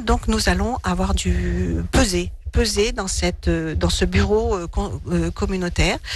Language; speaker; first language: French; native; French